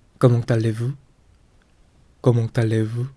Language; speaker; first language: French; non-native, learner; Korean